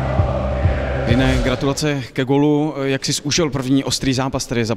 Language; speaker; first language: Czech; native; Czech